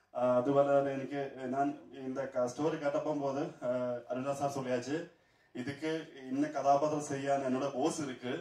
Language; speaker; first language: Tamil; non-native, learner; Malayalam